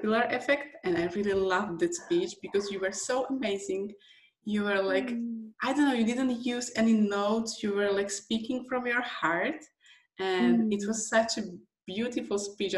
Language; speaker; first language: English; non-native, fluent; Slovak